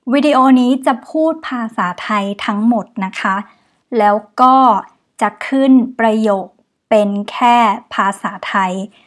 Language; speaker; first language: Thai; native; Thai